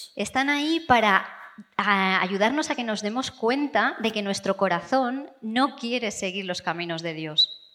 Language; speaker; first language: Spanish; non-native, fluent; English